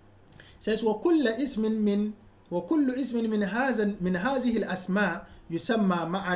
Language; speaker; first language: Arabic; non-native, fluent; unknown